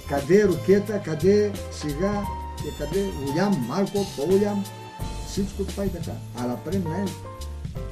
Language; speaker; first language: Bulgarian; non-native, learner; Greek